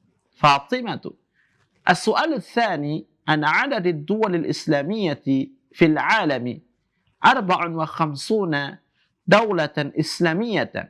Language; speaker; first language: Arabic; non-native, fluent; Indonesian